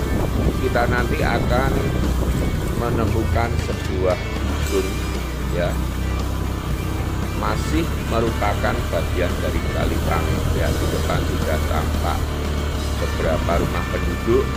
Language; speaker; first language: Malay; non-native, local second language; Javanese